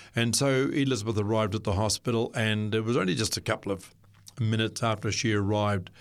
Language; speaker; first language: English; native; English